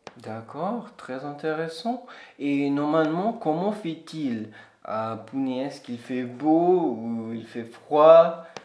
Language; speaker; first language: French; non-native, fluent; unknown